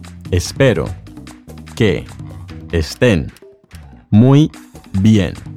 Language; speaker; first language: English; native; English